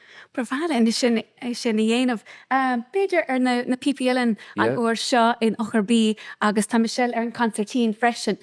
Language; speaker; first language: Irish; non-native, local second language; English